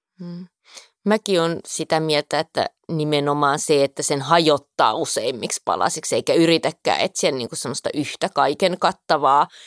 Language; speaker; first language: Finnish; native; Finnish